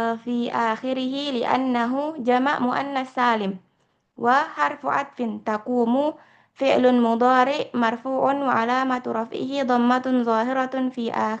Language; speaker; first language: Arabic; non-native, learner; Indonesian